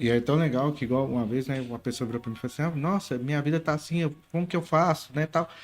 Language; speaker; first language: Portuguese; native; Portuguese